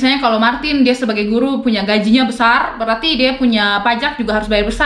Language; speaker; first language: Indonesian; non-native, local second language; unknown